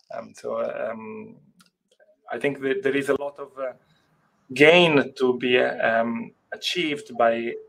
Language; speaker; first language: English; non-native, fluent; Italian